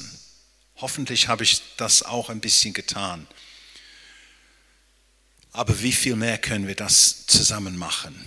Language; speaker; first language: German; non-native, fluent; English